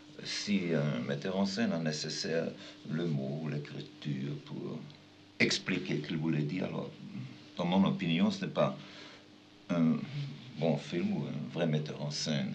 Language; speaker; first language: French; non-native, fluent; German